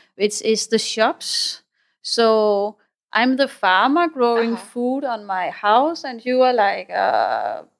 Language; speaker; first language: English; non-native, fluent; Danish